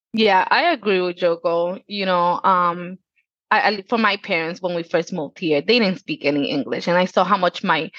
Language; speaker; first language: English; early bilingual, other home language; Spanish